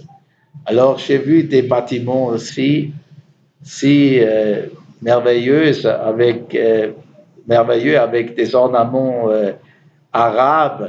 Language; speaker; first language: French; non-native, learner; German